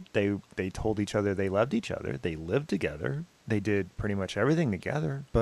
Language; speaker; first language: English; native; English